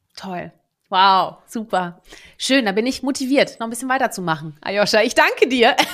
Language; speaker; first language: German; early bilingual, other home language; Dutch